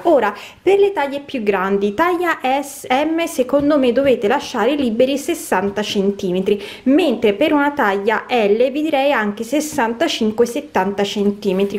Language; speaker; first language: Italian; native; Italian